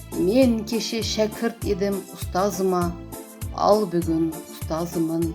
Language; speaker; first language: Kazakh; non-native, local second language; Uyghur